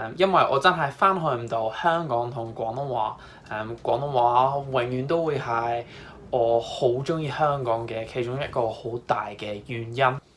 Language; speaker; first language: Cantonese; non-native, fluent; English